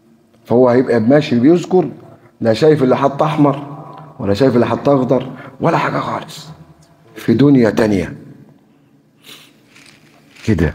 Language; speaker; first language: Arabic; native; Arabic